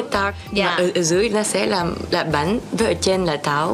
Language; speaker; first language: Vietnamese; early bilingual, heritage; French